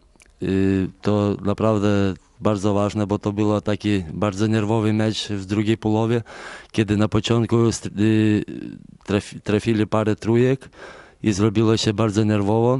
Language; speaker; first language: Polish; non-native, fluent; Lithuanian